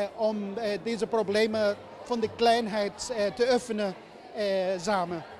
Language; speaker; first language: Dutch; non-native, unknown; English